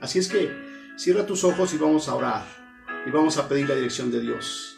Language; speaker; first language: Spanish; native; Spanish